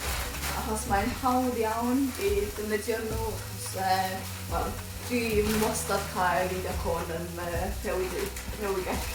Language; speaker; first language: Welsh; non-native, learner; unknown